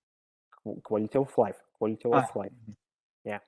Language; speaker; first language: English; non-native, learner; Russian